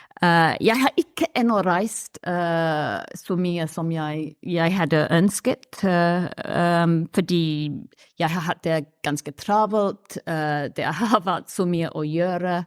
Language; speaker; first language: Norwegian; non-native, fluent; English